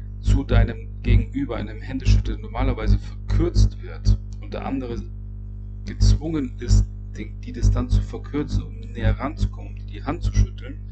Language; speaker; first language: German; native; German